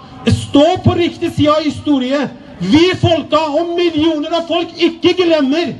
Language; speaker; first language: Norwegian; non-native, fluent; Persian